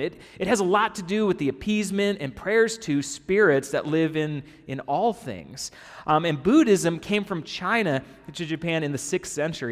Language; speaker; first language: English; native; English